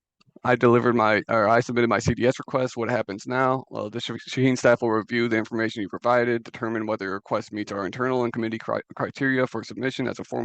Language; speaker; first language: English; native; English